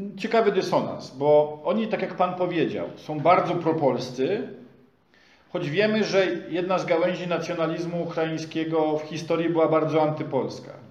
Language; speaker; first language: Polish; native; Polish